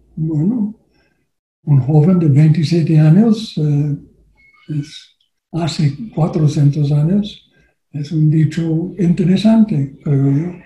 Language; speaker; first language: Spanish; non-native, learner; English